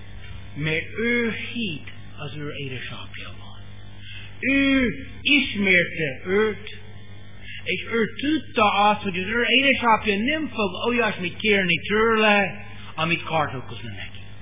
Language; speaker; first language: Hungarian; non-native, learner; English